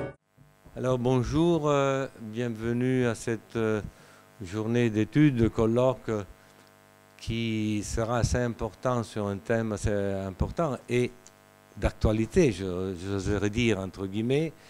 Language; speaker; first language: French; non-native, fluent; Italian